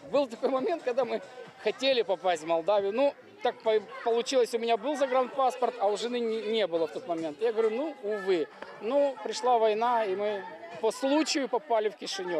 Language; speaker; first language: Russian; native; Russian